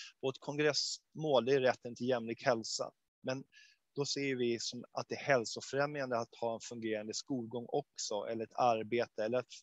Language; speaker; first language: Swedish; native; Swedish